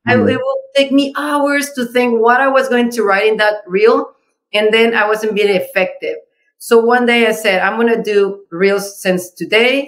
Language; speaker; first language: English; non-native, fluent; Spanish